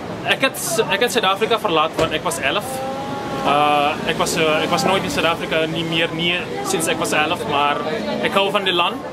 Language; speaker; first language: Dutch; non-native, learner; Afrikaans